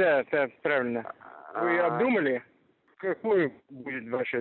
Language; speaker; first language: Russian; non-native, learner; English